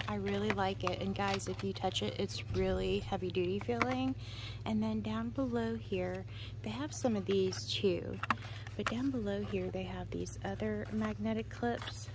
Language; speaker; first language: English; native; English